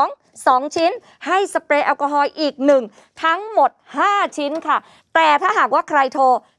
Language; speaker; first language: Thai; native; Thai